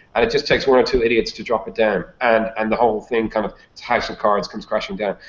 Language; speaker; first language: English; native; English